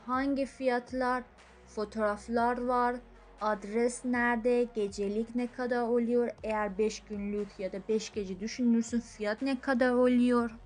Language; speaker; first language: Turkish; non-native, fluent; Persian